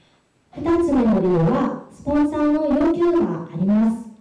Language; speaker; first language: Japanese; non-native, fluent; Korean